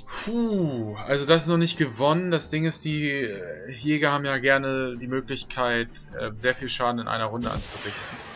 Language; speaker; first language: German; native; German